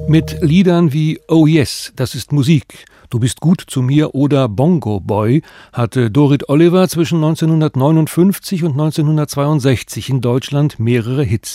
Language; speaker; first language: German; native; German